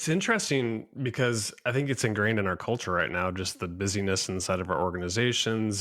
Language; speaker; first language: English; native; English